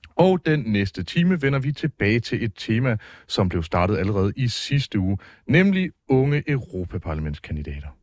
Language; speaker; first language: Danish; native; Danish